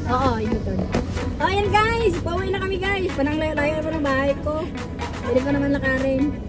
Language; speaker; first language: Filipino; non-native, local second language; Cebuano